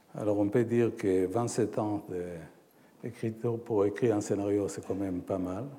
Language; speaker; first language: French; non-native, fluent; Hebrew